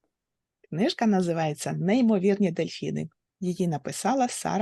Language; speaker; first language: Ukrainian; native; Ukrainian